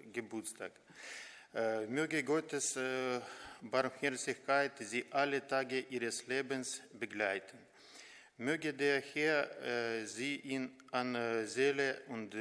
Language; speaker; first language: German; non-native, learner; Ukrainian